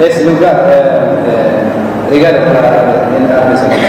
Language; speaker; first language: Spanish; non-native, learner; Arabic